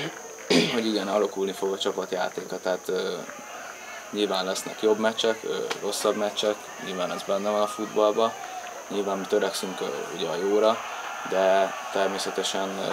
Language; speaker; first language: Hungarian; native; Hungarian